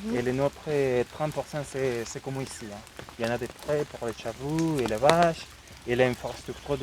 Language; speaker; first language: French; non-native, fluent; Spanish